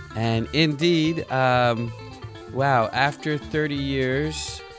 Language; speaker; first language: English; native; English